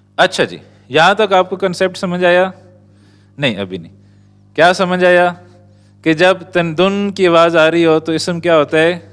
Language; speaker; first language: Urdu; native; Urdu